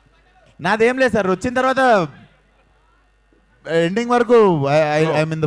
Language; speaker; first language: Telugu; native; Telugu